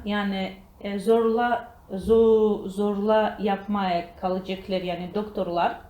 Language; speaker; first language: Turkish; non-native, learner; Georgian